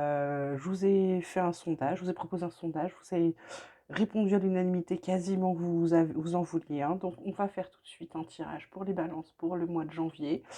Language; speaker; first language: French; native; French